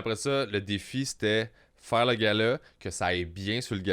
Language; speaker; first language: French; native; French